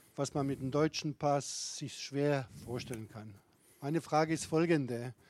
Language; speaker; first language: German; non-native, fluent; Bosnian